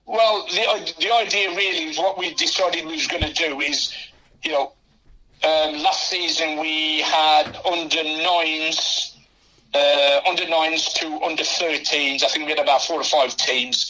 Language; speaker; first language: English; native; English